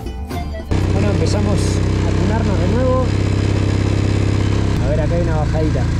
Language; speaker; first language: Spanish; native; Spanish